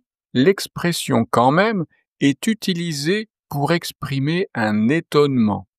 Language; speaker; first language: French; native; French